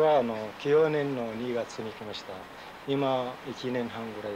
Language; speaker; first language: Japanese; non-native, learner; Arabic